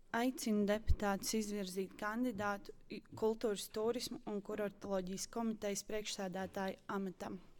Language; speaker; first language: Latvian; native; Latvian